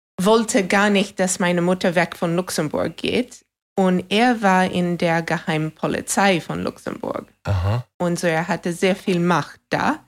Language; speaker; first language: German; non-native, fluent; English